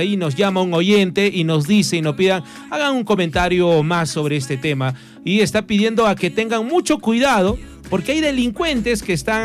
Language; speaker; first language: Spanish; native; Spanish